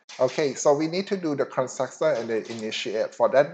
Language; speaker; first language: English; non-native, fluent; Thai